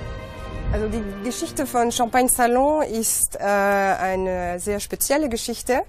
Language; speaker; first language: German; non-native, fluent; French